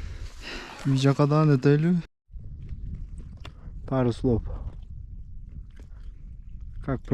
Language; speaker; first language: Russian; non-native, local second language; Kyrgyz